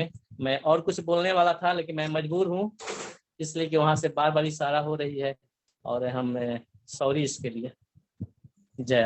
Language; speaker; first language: Hindi; native; Hindi